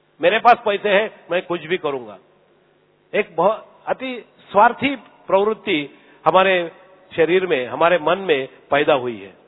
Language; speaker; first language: Hindi; non-native, local second language; Marathi